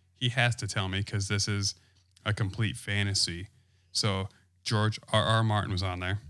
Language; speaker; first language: English; native; English